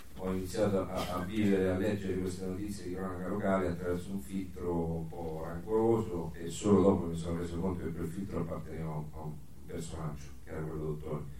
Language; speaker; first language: Italian; native; Italian